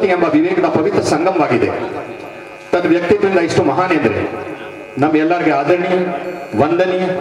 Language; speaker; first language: Kannada; non-native, local second language; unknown